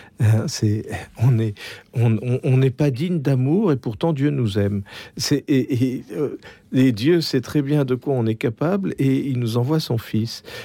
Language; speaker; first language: French; native; French